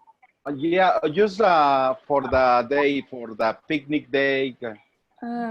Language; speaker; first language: English; non-native, learner; Spanish